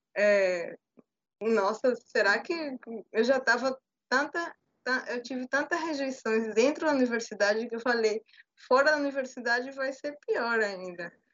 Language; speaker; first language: Portuguese; non-native, fluent; Spanish